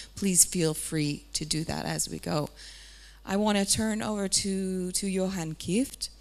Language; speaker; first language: English; native; English